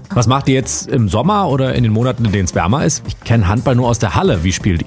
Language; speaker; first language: German; native; German